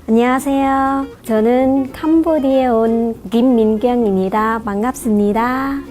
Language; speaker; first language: Korean; non-native, fluent; Khmer